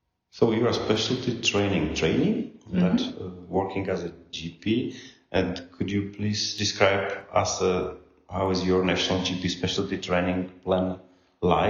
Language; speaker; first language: English; non-native, fluent; Czech